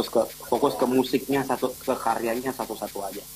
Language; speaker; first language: Indonesian; native; Indonesian